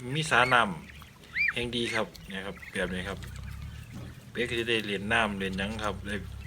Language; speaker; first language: Thai; non-native, local second language; Northeastern Thai